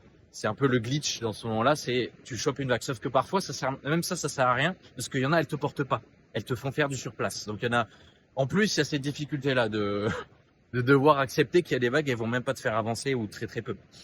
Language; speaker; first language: French; native; French